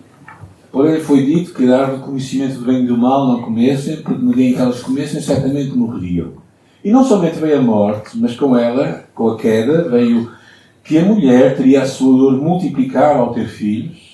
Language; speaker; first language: Portuguese; native; Portuguese